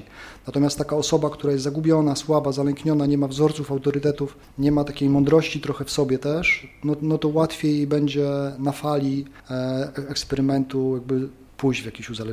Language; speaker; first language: Polish; native; Polish